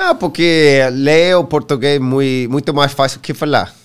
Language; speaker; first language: Portuguese; non-native, learner; English